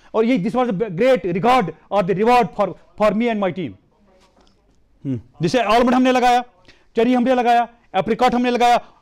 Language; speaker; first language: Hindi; non-native, local second language; Kashmiri